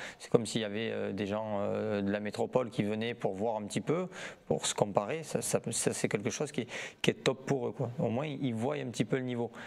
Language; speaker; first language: French; native; French